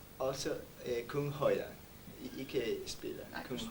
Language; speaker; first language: Danish; non-native, learner; Spanish